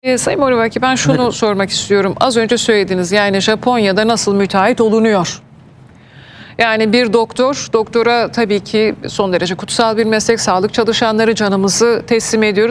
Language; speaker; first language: Turkish; native; Turkish